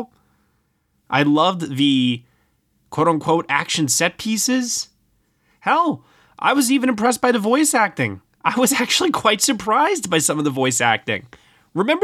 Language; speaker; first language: English; native; English